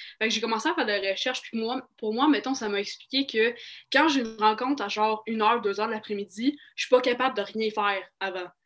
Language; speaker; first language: French; native; French